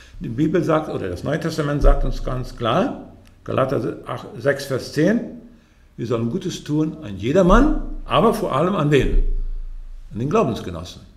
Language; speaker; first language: German; early bilingual, heritage; German